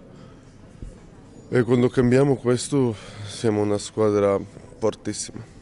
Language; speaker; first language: Italian; non-native, learner; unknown